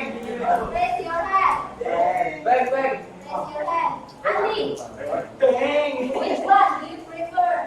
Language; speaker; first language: English; non-native, learner; Indonesian